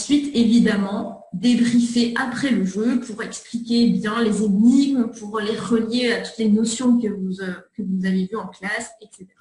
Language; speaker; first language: French; native; French